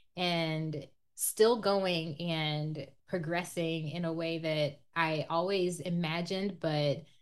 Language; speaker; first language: English; native; English